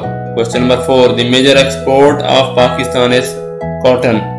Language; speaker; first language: English; non-native, local second language; Urdu